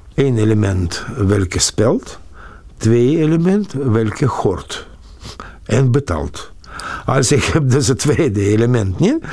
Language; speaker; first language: Dutch; non-native, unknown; Russian